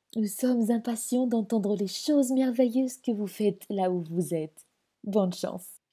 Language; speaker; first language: French; non-native, local second language; Malagasy